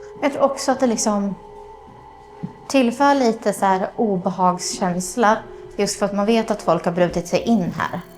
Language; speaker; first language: Swedish; native; Swedish